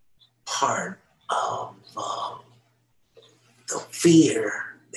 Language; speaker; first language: English; native; English